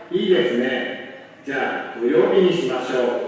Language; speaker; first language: Japanese; non-native, learner; Indonesian